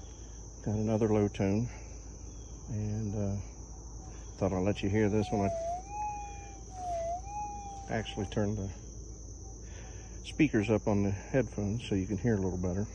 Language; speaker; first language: English; native; English